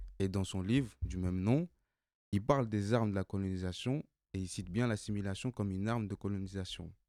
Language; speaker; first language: French; non-native, local second language; Bambara